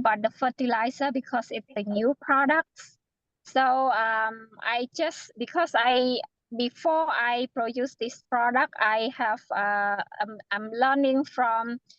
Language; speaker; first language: English; non-native, fluent; Khmer